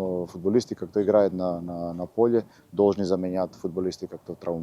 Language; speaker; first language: Russian; non-native, learner; Macedonian